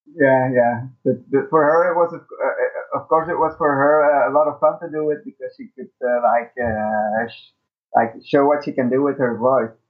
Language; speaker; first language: English; non-native, fluent; Dutch